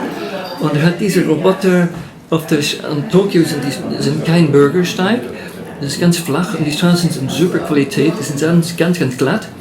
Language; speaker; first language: German; non-native, fluent; English